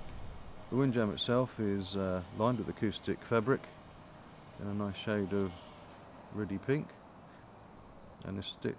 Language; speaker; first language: English; native; English